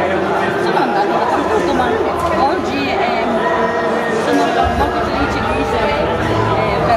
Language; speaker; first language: Italian; non-native, learner; French